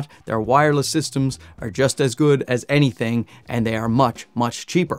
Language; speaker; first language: English; native; English